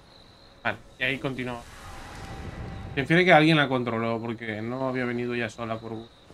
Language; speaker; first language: Spanish; native; Spanish